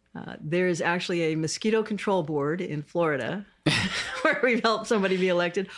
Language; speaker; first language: English; native; English